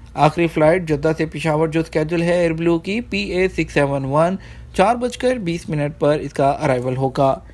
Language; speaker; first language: Urdu; native; Urdu